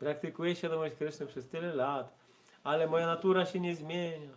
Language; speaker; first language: Polish; native; Polish